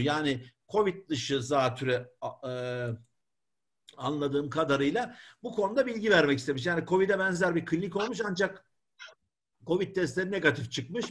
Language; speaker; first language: Turkish; native; Turkish